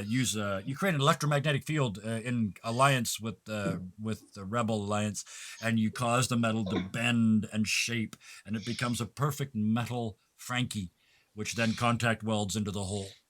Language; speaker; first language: English; native; English